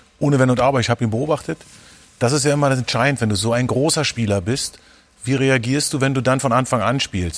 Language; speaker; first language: German; native; German